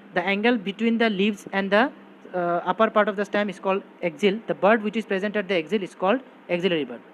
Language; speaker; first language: English; non-native, local second language; Assamese